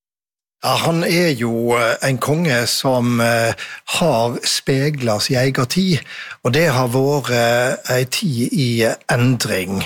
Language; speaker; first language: Norwegian; native; Norwegian